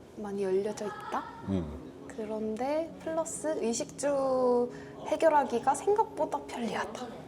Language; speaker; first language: Korean; native; Korean